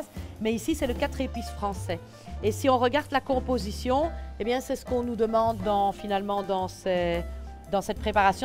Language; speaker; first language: French; native; French